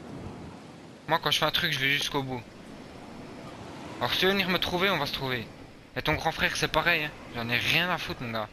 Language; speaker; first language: French; native; French